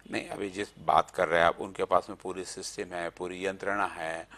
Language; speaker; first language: Hindi; non-native, local second language; Marathi